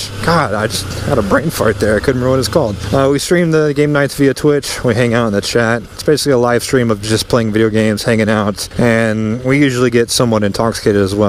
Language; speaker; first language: English; native; English